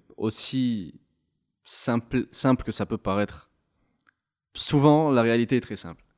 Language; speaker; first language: French; non-native, local second language; Arabic